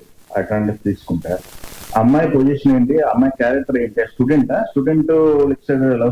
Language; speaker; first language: Telugu; native; Telugu